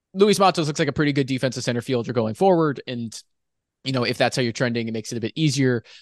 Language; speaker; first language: English; native; English